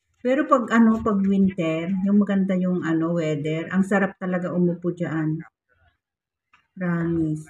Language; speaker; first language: Filipino; non-native, local second language; Iloko